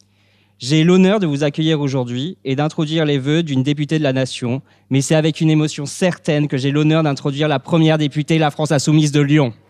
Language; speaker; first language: French; native; French